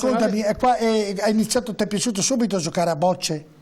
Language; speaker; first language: Italian; native; Italian